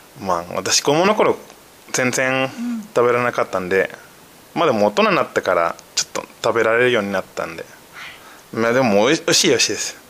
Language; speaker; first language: Japanese; non-native, fluent; Spanish